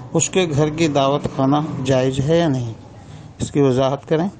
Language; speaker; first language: Hindi; native; Hindi